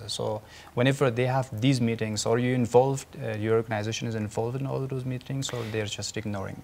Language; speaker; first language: English; non-native, fluent; Persian